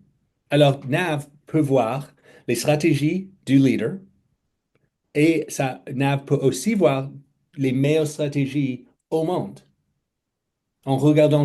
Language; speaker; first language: French; non-native, fluent; English